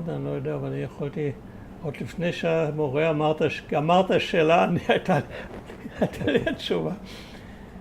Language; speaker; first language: Hebrew; early bilingual, other home language; German